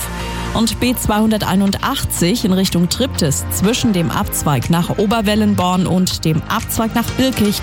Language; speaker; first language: German; native; German